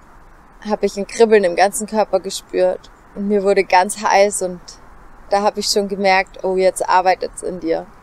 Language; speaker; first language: German; native; German